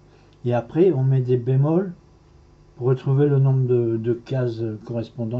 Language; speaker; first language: French; native; French